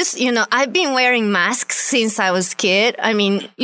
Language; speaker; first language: English; non-native, fluent; Japanese